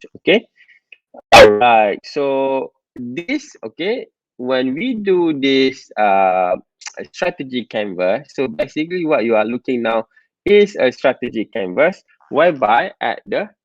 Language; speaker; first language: English; non-native, local second language; Malay